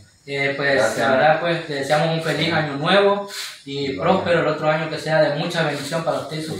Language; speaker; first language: Spanish; native; Spanish